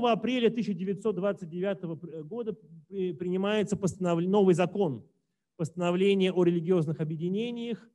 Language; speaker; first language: Russian; native; Russian